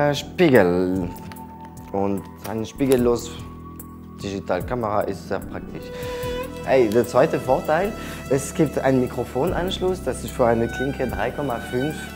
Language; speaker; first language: German; non-native, fluent; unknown